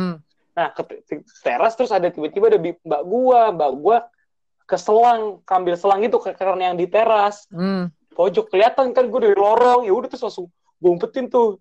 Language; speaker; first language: Indonesian; native; Indonesian